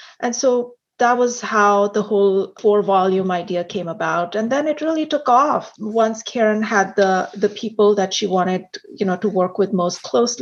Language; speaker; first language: English; non-native, local second language; Hindi